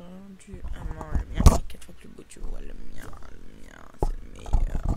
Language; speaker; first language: French; native; French